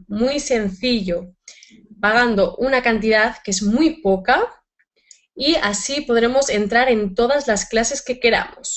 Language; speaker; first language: Spanish; native; Spanish